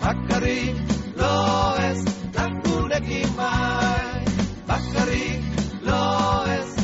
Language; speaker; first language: Basque; native; Basque